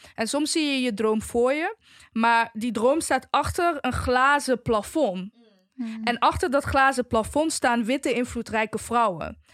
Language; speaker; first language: Dutch; native; Dutch